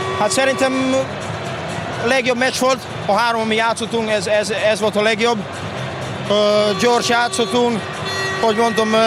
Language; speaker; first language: Hungarian; non-native, learner; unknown